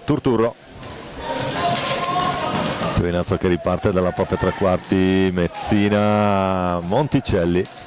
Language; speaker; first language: Italian; native; Italian